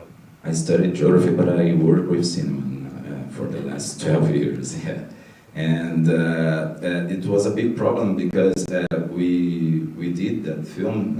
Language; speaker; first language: English; non-native, learner; Portuguese